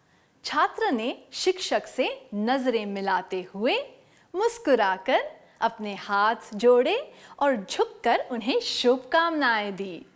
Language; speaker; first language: Hindi; native; Hindi